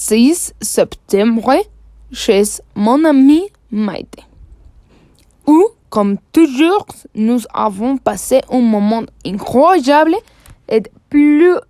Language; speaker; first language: French; non-native, learner; Spanish